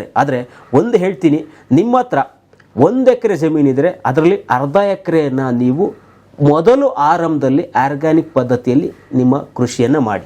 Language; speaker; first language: Kannada; native; Kannada